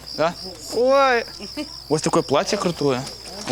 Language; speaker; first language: Russian; native; Russian